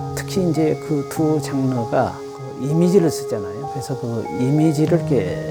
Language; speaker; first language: Korean; native; Korean